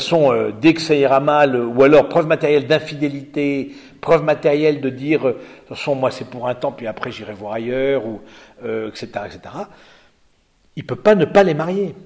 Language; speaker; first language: French; native; French